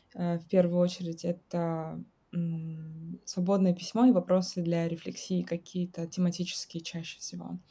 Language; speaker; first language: Russian; native; Russian